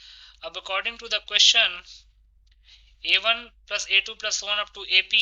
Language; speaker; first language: Hindi; native; Hindi